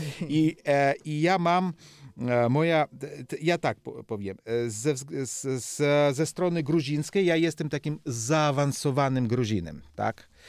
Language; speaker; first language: Polish; non-native, learner; Georgian